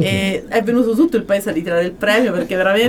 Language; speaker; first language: Italian; native; Italian